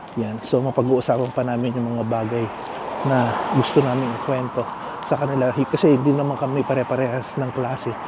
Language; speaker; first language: Filipino; native; Filipino